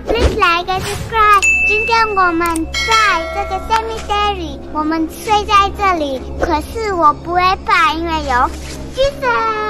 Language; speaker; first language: Chinese; non-native, learner; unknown